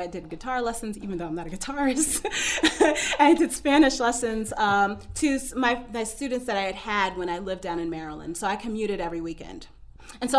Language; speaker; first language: English; native; English